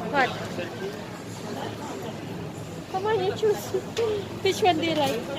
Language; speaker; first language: English; non-native, local second language; Filipino